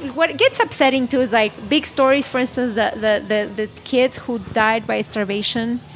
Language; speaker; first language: English; non-native, fluent; Spanish